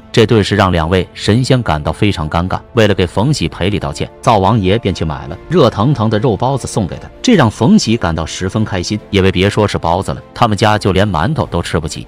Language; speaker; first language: Chinese; native; Chinese